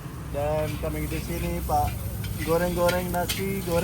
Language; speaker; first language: Indonesian; non-native, learner; Urdu